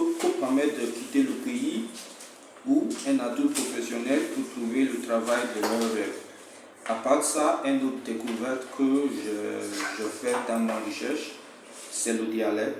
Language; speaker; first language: French; non-native, fluent; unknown